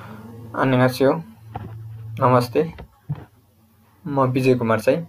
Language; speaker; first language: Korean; non-native, fluent; Nepali